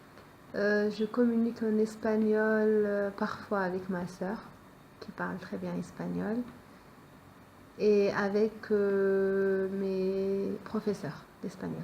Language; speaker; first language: French; native; French